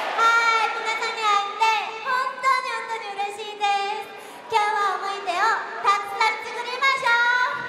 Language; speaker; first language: Japanese; non-native, learner; Korean